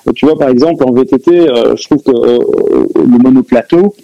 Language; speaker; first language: French; native; French